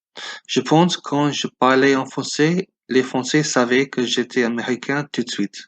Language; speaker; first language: French; non-native, fluent; English